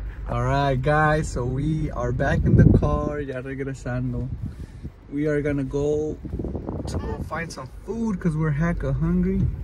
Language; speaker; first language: English; early bilingual, other home language; Spanish